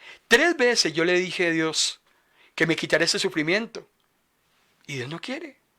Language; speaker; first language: Spanish; native; Spanish